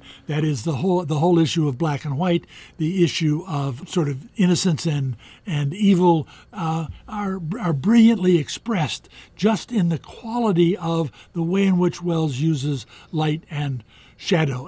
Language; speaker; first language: English; native; English